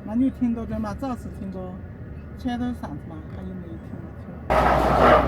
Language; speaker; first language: Chinese; native; Chinese